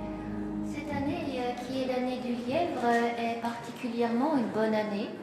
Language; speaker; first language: French; non-native, learner; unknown